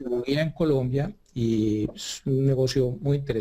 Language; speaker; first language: Spanish; native; Spanish